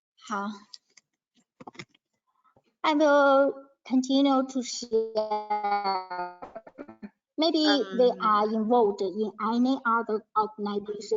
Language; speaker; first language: English; non-native, learner; Chinese